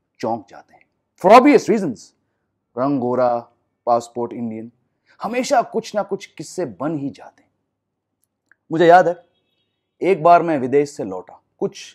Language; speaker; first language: Hindi; non-native, local second language; English